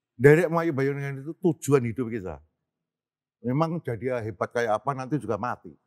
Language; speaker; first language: Indonesian; native; Indonesian